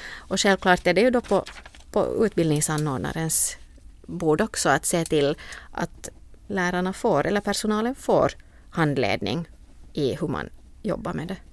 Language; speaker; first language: Swedish; native; Swedish